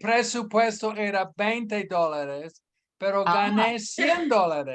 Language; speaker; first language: Spanish; non-native, fluent; English